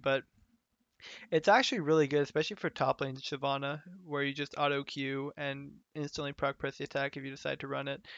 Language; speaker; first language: English; native; English